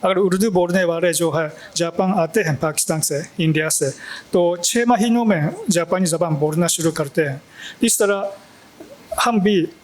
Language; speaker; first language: Hindi; non-native, fluent; Japanese